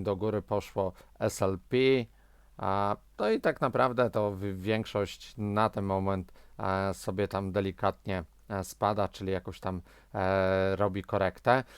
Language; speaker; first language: Polish; native; Polish